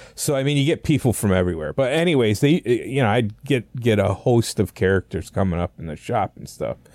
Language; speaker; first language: English; native; English